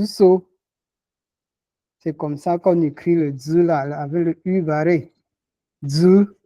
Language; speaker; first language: French; non-native, local second language; Ghomala